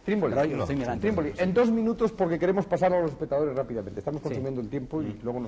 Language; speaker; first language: Spanish; native; Spanish